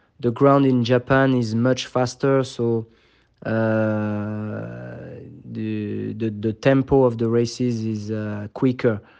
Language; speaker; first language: English; non-native, fluent; French